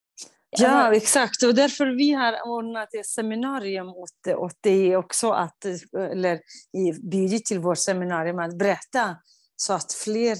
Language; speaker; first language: Swedish; non-native, fluent; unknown